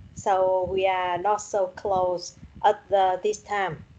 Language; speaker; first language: English; non-native, learner; Vietnamese